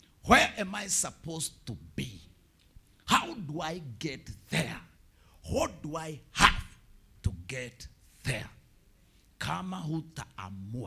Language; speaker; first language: English; non-native, local second language; Kikuyu